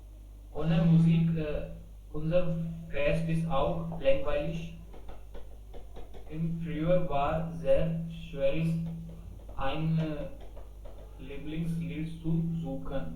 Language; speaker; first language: German; non-native, learner; Hindi